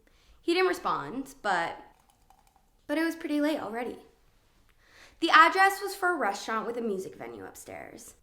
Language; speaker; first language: English; native; English